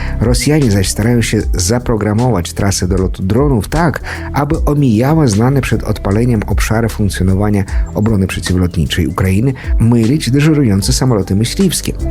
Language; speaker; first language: Polish; early bilingual, heritage; Polish